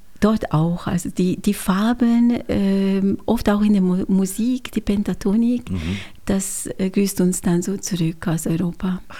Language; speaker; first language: German; non-native, fluent; Hungarian